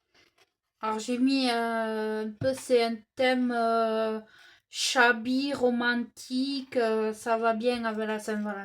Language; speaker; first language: French; native; French